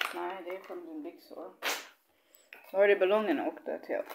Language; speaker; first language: Swedish; non-native, learner; English